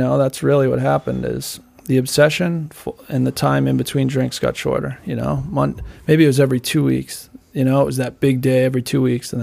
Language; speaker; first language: English; native; English